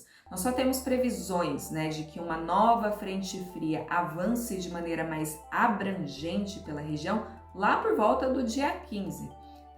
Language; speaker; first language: Portuguese; native; Portuguese